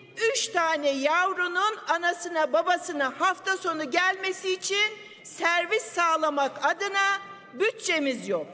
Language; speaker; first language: Turkish; native; Turkish